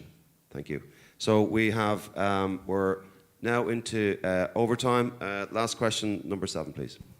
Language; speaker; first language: English; native; English